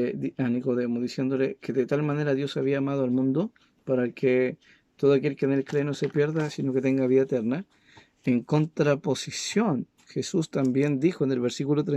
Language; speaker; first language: Spanish; native; Spanish